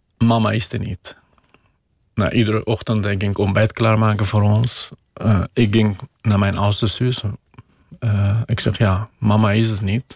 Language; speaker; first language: Dutch; non-native, fluent; Kurdish